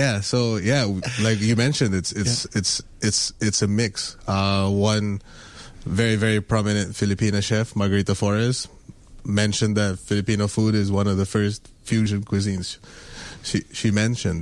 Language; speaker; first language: English; non-native, local second language; Filipino